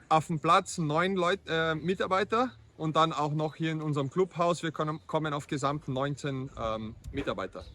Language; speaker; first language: German; early bilingual, heritage; Portuguese